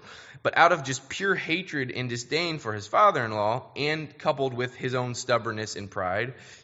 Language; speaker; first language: English; native; English